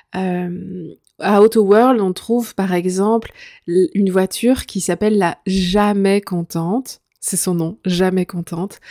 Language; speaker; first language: French; native; French